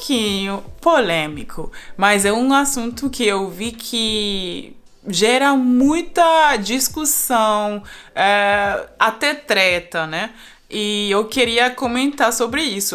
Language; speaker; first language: Portuguese; non-native, fluent; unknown